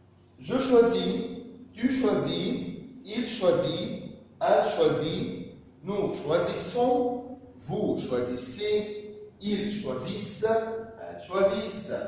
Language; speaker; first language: French; non-native, fluent; Arabic